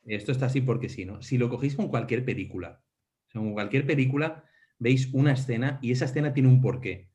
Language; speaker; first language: Spanish; non-native, local second language; Catalan